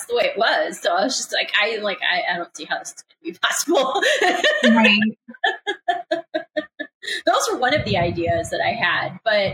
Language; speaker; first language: English; native; English